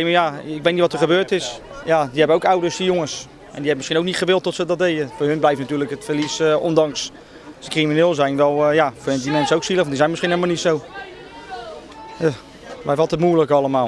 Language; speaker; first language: Dutch; native; Dutch